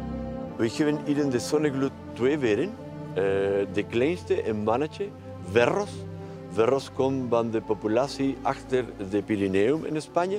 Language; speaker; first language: Dutch; non-native, learner; Spanish